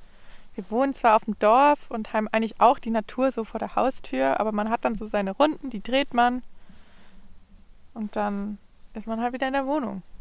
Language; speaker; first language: German; native; German